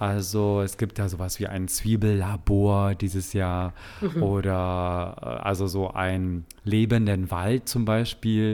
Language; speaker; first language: German; native; German